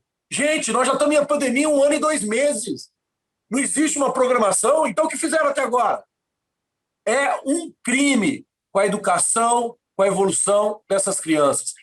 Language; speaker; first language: Portuguese; native; Portuguese